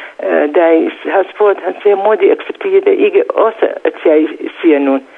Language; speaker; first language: Danish; non-native, learner; Central Kurdish